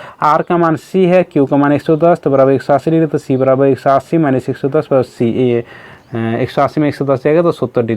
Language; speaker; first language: Hindi; native; Hindi